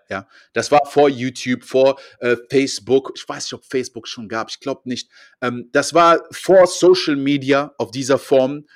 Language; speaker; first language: German; early bilingual, heritage; French